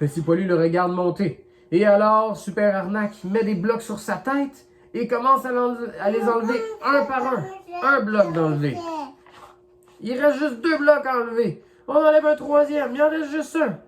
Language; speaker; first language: French; native; French